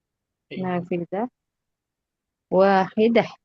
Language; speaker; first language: Arabic; non-native, learner; Indonesian